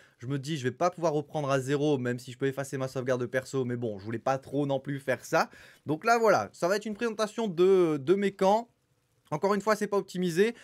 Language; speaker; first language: French; native; French